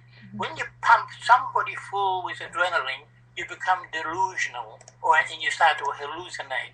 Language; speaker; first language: English; non-native, fluent; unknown